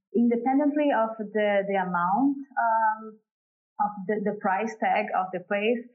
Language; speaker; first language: English; non-native, fluent; Portuguese